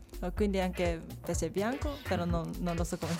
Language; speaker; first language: Italian; non-native, learner; Japanese